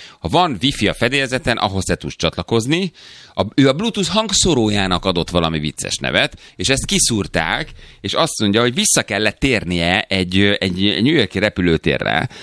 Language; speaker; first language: Hungarian; native; Hungarian